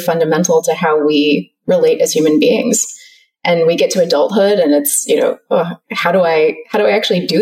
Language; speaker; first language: English; native; English